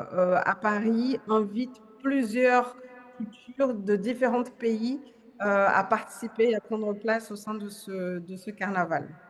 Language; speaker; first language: French; non-native, fluent; Portuguese